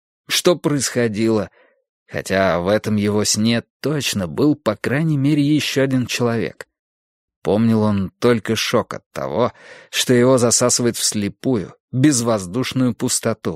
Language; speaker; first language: Russian; native; Russian